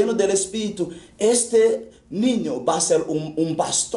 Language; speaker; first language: Spanish; non-native, fluent; Haitian Creole